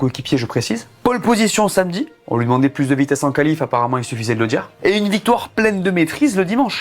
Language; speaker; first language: French; native; French